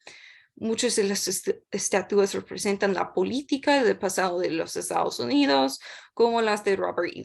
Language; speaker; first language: Spanish; non-native, learner; English